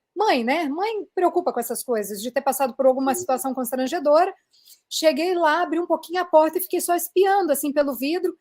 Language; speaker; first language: Portuguese; native; Portuguese